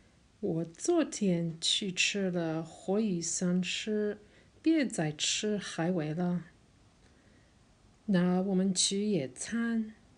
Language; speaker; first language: Chinese; non-native, fluent; English